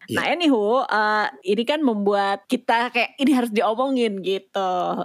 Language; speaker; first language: Indonesian; native; Indonesian